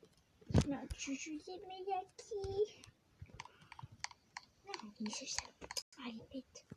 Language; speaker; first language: French; native; French